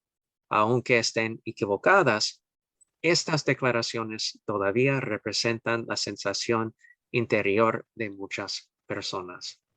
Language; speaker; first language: Spanish; non-native, fluent; English